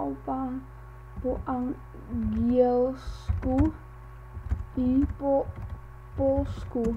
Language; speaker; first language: Polish; non-native, learner; Czech